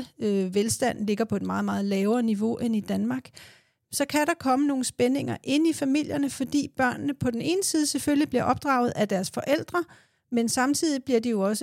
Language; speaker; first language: Danish; native; Danish